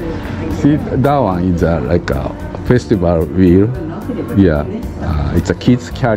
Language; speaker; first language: English; non-native, learner; Japanese